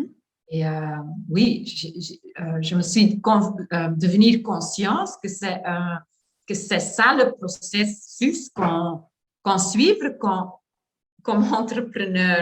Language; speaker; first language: French; non-native, learner; Dutch